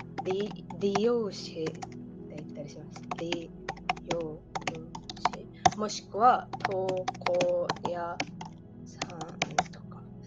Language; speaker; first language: Japanese; native; Japanese